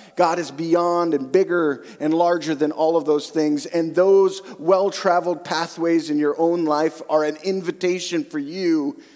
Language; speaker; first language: English; native; English